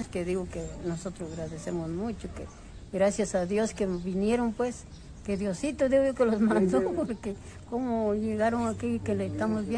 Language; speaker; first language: Spanish; native; Spanish